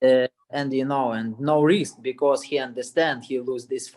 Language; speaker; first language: English; non-native, learner; Russian